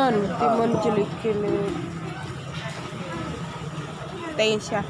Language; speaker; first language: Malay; non-native, local second language; Javanese